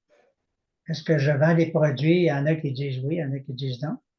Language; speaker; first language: French; native; French